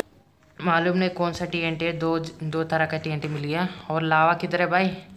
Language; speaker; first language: Hindi; native; Hindi